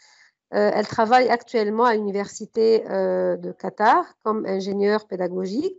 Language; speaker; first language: French; non-native, fluent; Arabic